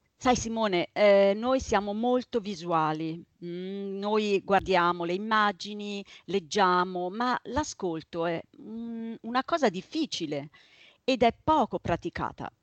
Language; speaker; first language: Italian; native; Italian